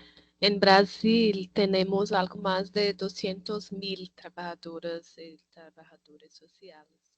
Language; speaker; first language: Spanish; non-native, learner; Portuguese